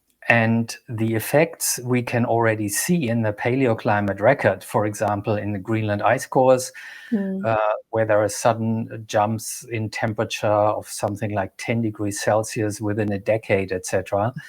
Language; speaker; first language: English; non-native, fluent; German